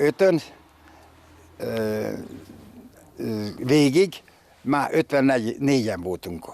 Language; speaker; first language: Hungarian; early bilingual, heritage; Hungarian